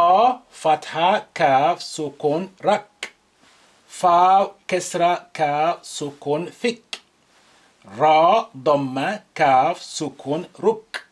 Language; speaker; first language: Arabic; non-native, fluent; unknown